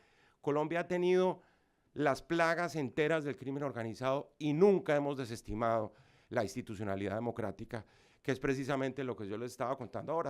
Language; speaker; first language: Spanish; native; Spanish